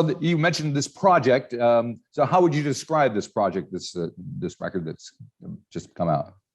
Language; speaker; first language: English; native; English